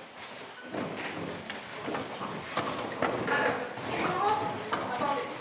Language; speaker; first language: French; non-native, fluent; Ukrainian